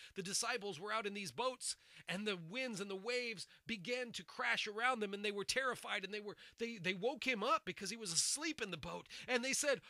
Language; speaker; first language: English; native; English